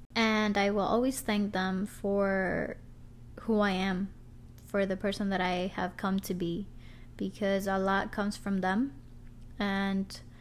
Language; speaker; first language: English; early bilingual, other home language; Spanish